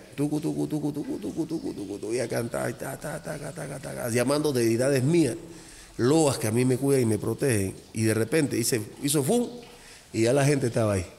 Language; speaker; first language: Spanish; native; Spanish